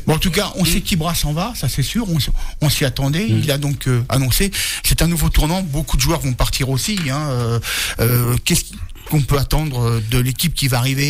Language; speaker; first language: French; native; French